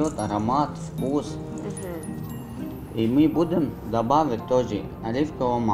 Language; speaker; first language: Russian; non-native, learner; Arabic